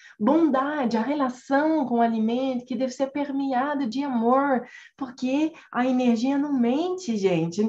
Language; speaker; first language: Portuguese; non-native, fluent; French